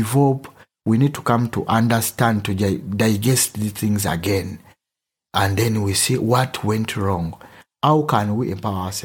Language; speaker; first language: English; non-native, local second language; Ganda